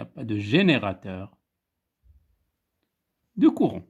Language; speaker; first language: French; non-native, local second language; Arabic